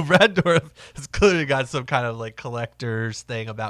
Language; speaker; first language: English; native; English